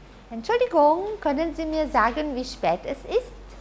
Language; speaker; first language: German; native; German